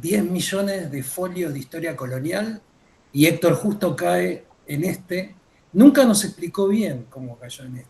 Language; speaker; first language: Spanish; native; Spanish